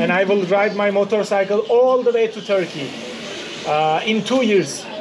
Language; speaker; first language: English; non-native, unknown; Turkish